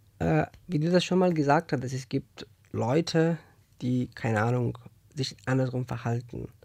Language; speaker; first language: German; non-native, fluent; Persian